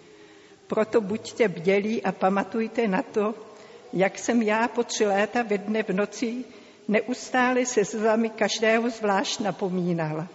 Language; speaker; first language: Czech; native; Czech